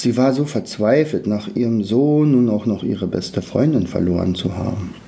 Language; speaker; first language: German; native; German